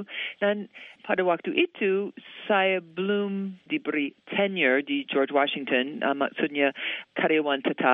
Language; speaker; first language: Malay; non-native, fluent; English